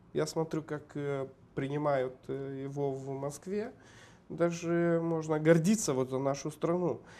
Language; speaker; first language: Russian; non-native, local second language; Romanian